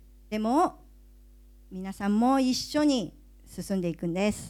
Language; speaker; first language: Japanese; native; Japanese